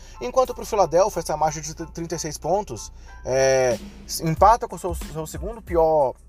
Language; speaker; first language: Portuguese; native; Portuguese